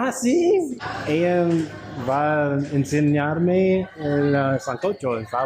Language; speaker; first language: Spanish; non-native, learner; English